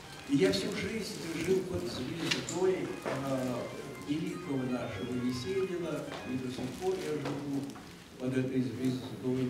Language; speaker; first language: Russian; native; Russian